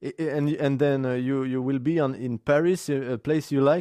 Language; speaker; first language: English; non-native, learner; French